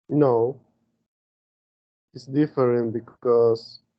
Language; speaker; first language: English; non-native, learner; Spanish